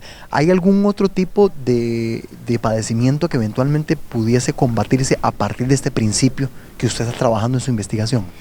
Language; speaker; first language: Spanish; native; Spanish